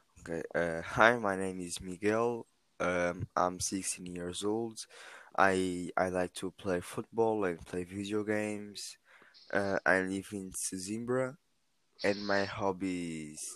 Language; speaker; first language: English; non-native, learner; Portuguese